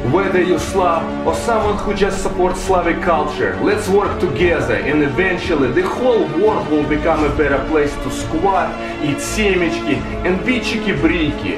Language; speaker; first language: English; non-native, fluent; Russian